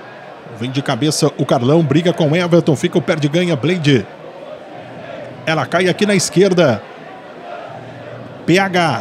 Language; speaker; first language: Portuguese; native; Portuguese